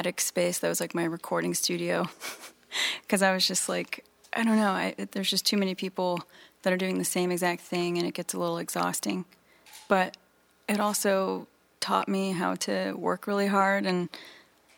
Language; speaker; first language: English; native; English